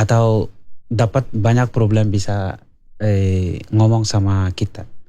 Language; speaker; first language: Indonesian; non-native, learner; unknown